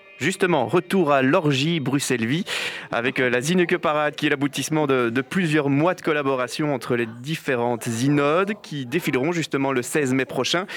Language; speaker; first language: French; native; French